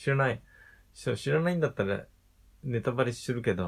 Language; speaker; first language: Japanese; native; Japanese